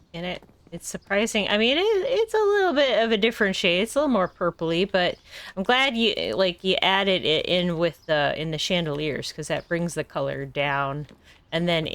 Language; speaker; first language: English; native; English